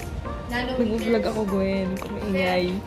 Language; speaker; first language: Filipino; non-native, local second language; Bikol